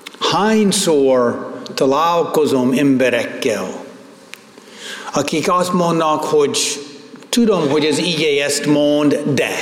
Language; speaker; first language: Hungarian; non-native, fluent; English